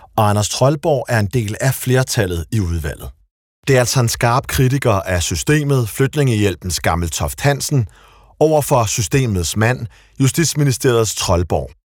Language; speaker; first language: Danish; early bilingual, other home language; Arabic